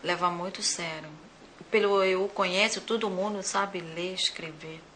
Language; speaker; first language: Portuguese; non-native, fluent; Thai